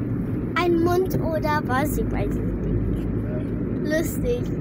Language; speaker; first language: German; early bilingual, other home language; Vietnamese